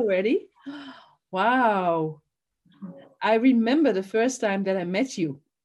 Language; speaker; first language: English; non-native, fluent; Dutch